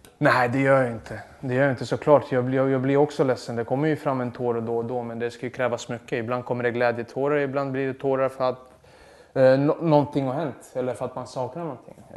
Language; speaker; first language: Swedish; early bilingual, other home language; Serbian